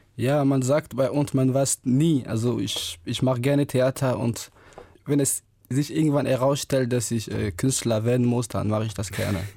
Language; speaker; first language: German; non-native, fluent; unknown